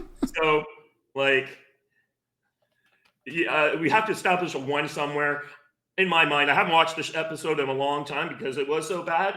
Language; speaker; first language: English; native; English